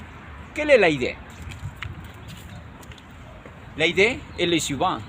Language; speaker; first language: French; non-native, learner; Spanish